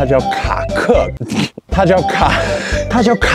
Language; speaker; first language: Chinese; non-native, fluent; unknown